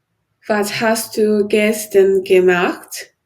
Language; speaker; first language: German; non-native, learner; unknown